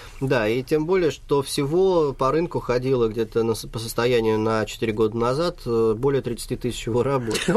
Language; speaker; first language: Russian; native; Russian